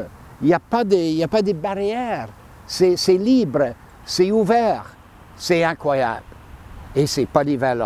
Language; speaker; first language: French; non-native, fluent; English